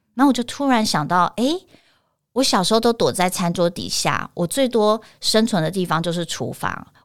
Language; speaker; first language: Chinese; native; Chinese